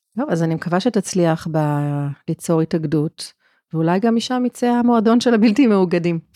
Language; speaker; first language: Hebrew; non-native, fluent; English